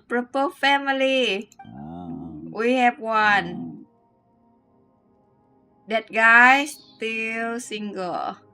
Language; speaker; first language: English; non-native, learner; Vietnamese